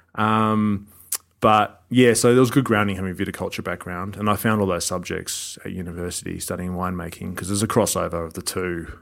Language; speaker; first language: English; native; English